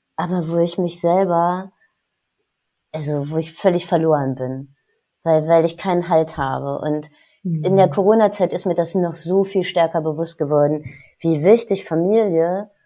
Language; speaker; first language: German; native; German